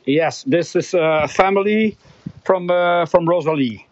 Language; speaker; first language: English; non-native, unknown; Dutch